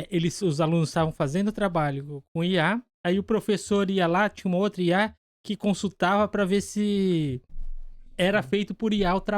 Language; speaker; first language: Portuguese; native; Portuguese